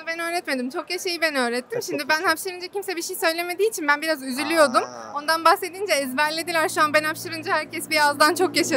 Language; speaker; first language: Turkish; native; Turkish